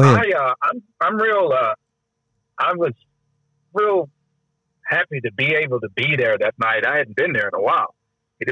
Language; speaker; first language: English; native; English